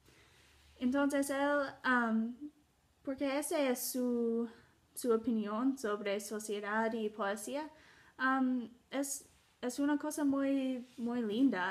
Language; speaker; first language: Spanish; non-native, learner; English